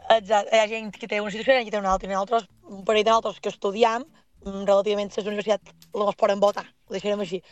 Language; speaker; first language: Catalan; native; Catalan